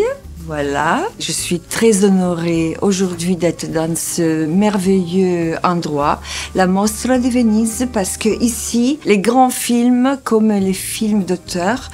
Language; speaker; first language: French; non-native, fluent; Italian